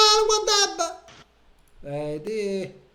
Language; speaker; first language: Italian; native; Italian